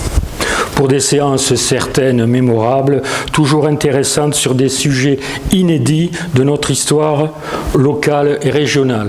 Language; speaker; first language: French; native; French